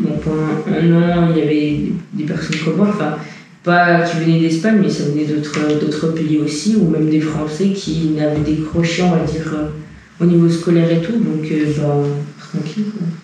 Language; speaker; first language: French; early bilingual, heritage; French